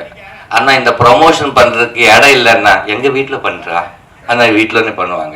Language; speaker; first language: Tamil; non-native, learner; Telugu